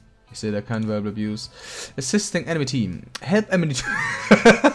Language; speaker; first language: German; native; German